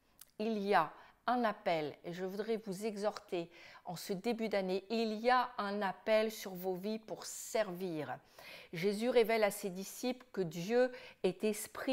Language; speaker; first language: French; native; French